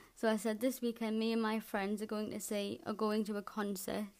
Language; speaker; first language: English; native; English